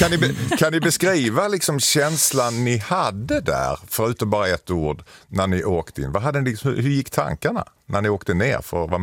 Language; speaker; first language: Swedish; native; Swedish